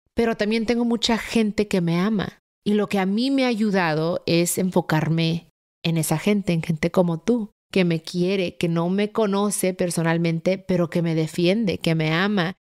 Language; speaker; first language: Spanish; early bilingual, heritage; Spanish